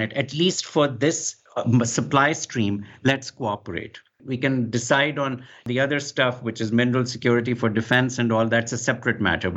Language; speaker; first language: English; non-native, local second language; Urdu